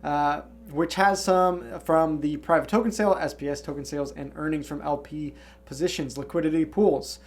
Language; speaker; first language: English; native; English